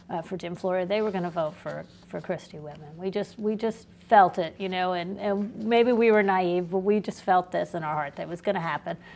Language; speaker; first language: English; native; English